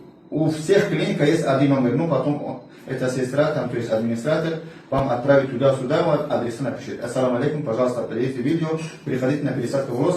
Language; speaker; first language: Russian; non-native, learner; Tajik